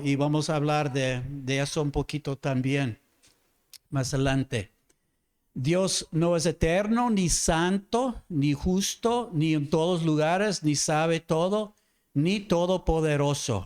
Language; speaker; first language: Spanish; non-native, fluent; English